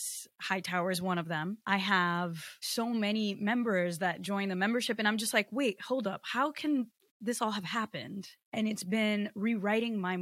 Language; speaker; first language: English; early bilingual, other home language; Portuguese